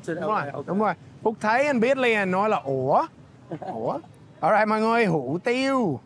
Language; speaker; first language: Vietnamese; non-native, fluent; English